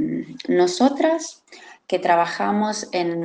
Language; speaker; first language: Spanish; non-native, fluent; Italian